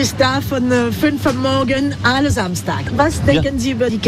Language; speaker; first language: German; non-native, learner; French